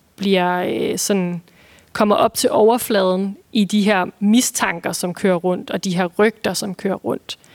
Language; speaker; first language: Danish; native; Danish